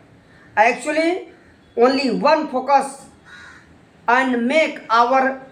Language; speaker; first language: English; non-native, learner; Hindi